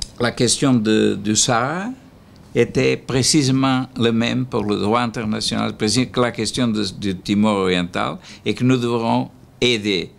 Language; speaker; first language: French; non-native, learner; Portuguese